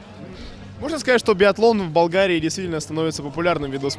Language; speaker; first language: Russian; native; Russian